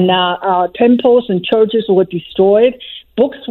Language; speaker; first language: English; non-native, fluent; Chinese